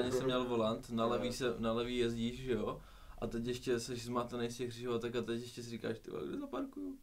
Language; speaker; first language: Czech; native; Czech